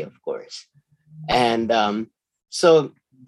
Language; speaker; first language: English; non-native, local second language; Filipino